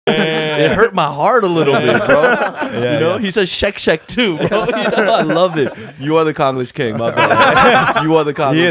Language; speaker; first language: English; early bilingual, other home language; Korean